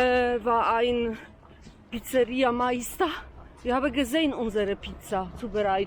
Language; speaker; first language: German; non-native, learner; Polish